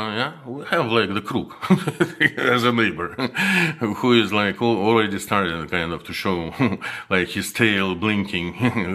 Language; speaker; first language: English; non-native, fluent; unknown